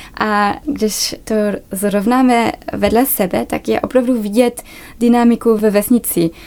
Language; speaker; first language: Czech; early bilingual, other home language; German